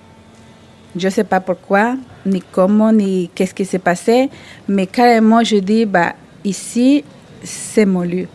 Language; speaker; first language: French; non-native, fluent; Spanish